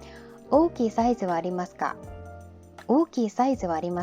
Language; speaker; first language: Japanese; non-native, fluent; Korean